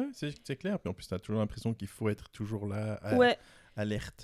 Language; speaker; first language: French; native; French